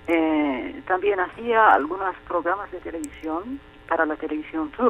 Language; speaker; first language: Spanish; non-native, fluent; Turkish